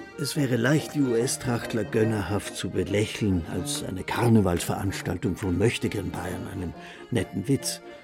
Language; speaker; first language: German; native; German